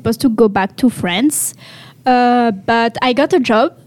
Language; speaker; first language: English; non-native, learner; French